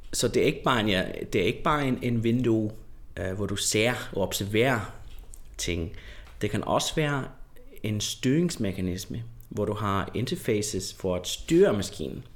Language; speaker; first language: Danish; non-native, fluent; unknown